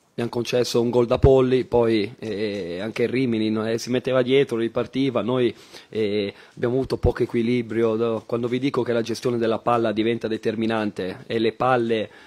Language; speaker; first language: Italian; native; Italian